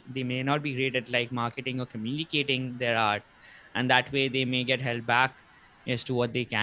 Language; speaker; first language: English; non-native, local second language; Bangla